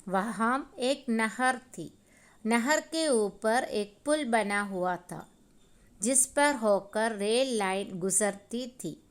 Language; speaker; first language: Hindi; non-native, local second language; Malayalam